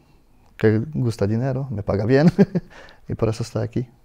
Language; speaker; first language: Spanish; non-native, learner; Polish